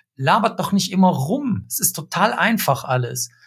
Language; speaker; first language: German; native; German